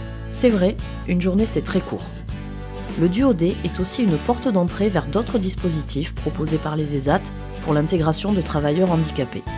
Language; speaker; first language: French; native; French